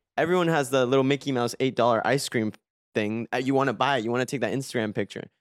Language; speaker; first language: English; early bilingual, other home language; Spanish